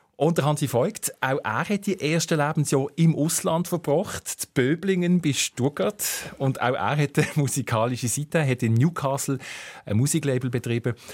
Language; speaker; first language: German; native; German